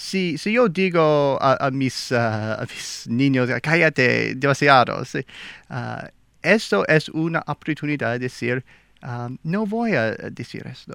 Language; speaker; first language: Spanish; non-native, learner; English